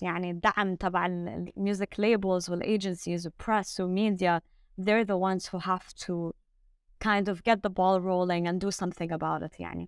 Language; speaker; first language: English; early bilingual, other home language; French